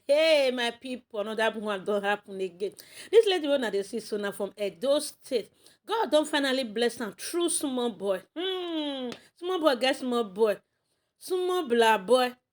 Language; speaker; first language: Nigerian Pidgin; native; Nigerian Pidgin